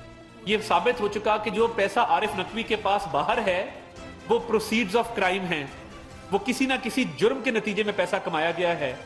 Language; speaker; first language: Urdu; non-native, local second language; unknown